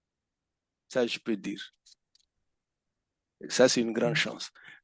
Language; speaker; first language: French; non-native, local second language; Fula